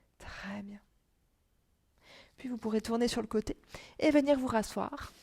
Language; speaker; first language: French; native; French